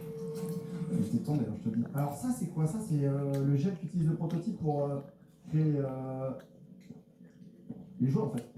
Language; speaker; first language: French; native; French